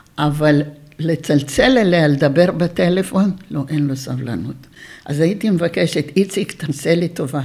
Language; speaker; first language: Hebrew; early bilingual, other home language; Bulgarian